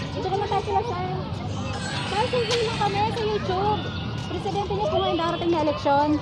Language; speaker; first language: Filipino; native; Filipino